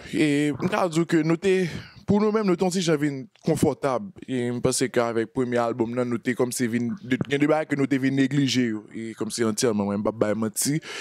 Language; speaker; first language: French; non-native, local second language; Haitian Creole